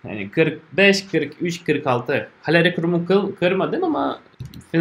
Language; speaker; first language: Turkish; non-native, fluent; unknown